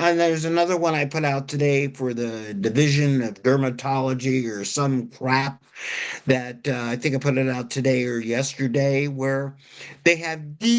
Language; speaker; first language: English; native; English